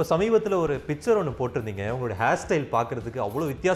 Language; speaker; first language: Tamil; native; Tamil